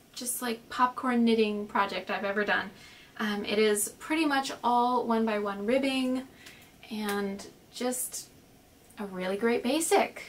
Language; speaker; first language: English; native; English